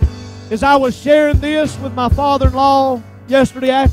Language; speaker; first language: English; native; English